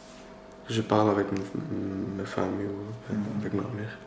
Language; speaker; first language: French; non-native, learner; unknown